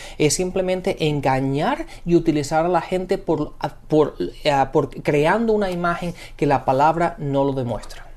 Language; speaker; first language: Spanish; early bilingual, heritage; Spanish